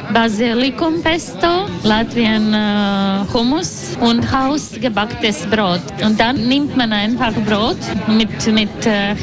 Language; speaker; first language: German; non-native, learner; Latvian